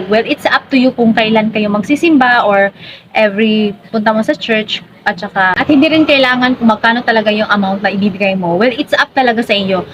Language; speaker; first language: Filipino; non-native, local second language; Cebuano